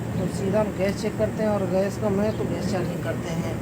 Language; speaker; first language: Hindi; native; Hindi